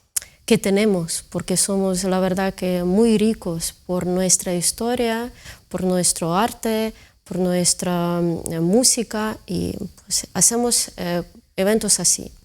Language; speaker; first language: Spanish; non-native, fluent; Ukrainian